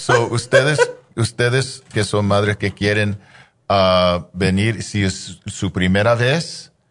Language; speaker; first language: Spanish; non-native, fluent; English